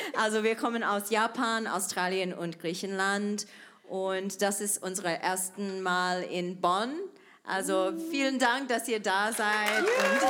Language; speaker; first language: German; non-native, fluent; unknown